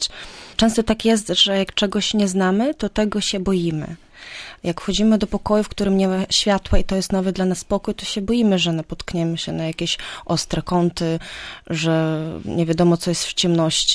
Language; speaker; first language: Polish; non-native, fluent; Ukrainian